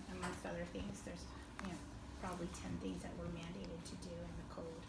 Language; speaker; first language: English; native; English